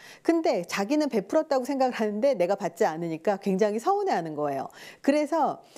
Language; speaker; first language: Korean; native; Korean